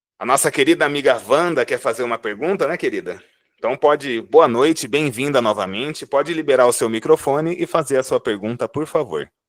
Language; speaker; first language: Portuguese; native; Portuguese